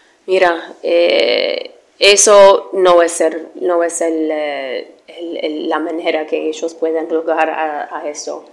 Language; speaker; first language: Spanish; non-native, fluent; Arabic